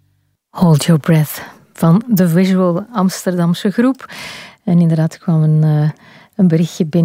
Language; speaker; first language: Dutch; native; Dutch